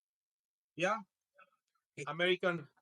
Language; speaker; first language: English; non-native, learner; Spanish